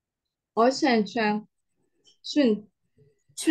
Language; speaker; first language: Chinese; non-native, learner; Burmese